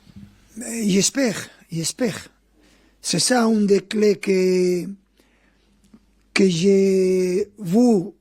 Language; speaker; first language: French; non-native, fluent; Spanish